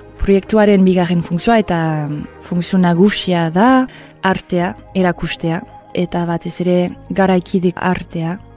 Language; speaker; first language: Basque; non-native, fluent; English